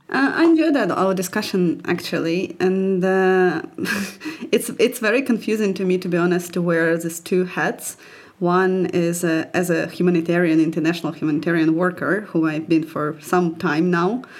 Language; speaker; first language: English; non-native, fluent; Ukrainian